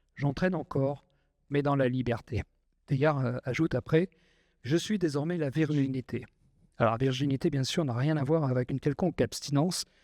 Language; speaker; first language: French; native; French